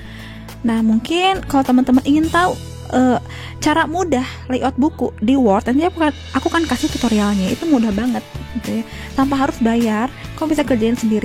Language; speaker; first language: Indonesian; native; Indonesian